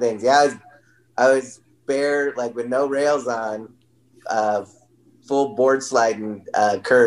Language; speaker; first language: English; native; English